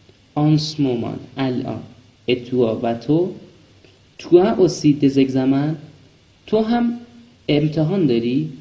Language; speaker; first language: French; non-native, fluent; Persian